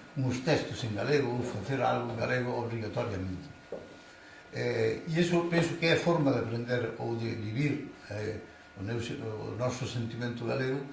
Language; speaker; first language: Galician; non-native, local second language; Spanish